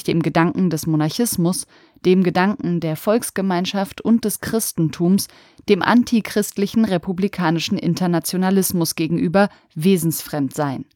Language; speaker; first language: German; native; German